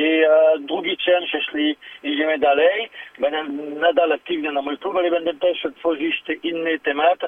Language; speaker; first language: Polish; non-native, learner; French